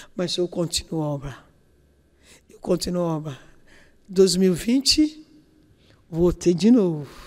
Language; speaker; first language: Portuguese; non-native, fluent; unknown